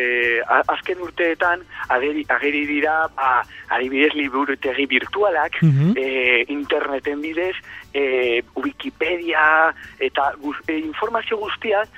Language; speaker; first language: Basque; non-native, learner; Spanish